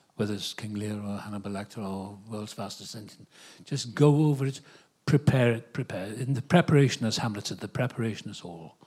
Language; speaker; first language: English; native; English